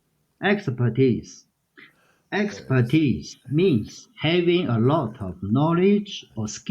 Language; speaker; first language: English; non-native, learner; Chinese